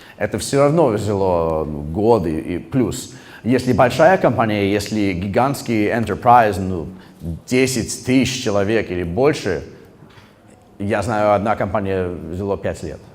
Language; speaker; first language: Russian; early bilingual, heritage; Russian